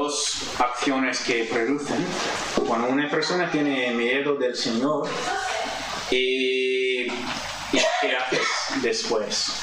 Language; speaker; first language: Spanish; non-native, fluent; English